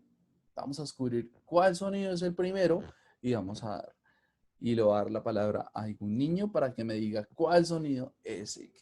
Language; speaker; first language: Spanish; native; Spanish